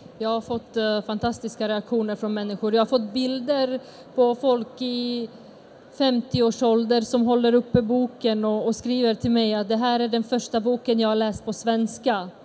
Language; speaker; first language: Swedish; early bilingual, other home language; Bosnian